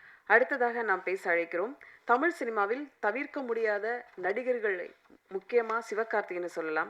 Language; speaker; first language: Tamil; native; Tamil